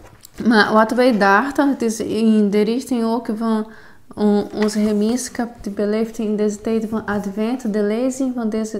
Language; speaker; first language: Dutch; non-native, fluent; Portuguese